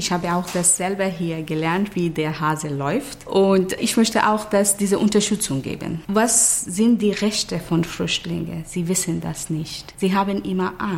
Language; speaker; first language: German; non-native, fluent; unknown